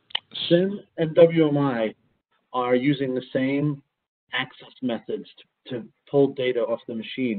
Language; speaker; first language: English; native; English